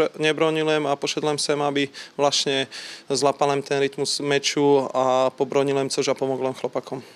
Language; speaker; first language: Polish; non-native, learner; Slovak